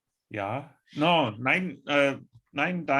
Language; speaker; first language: German; non-native, learner; English